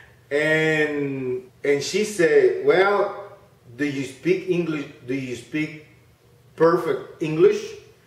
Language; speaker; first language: English; non-native, fluent; Spanish